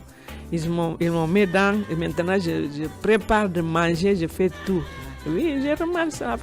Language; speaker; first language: French; non-native, learner; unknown